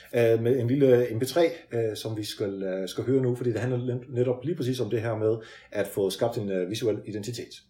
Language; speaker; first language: Danish; early bilingual, other home language; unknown